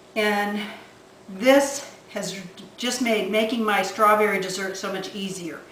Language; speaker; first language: English; native; English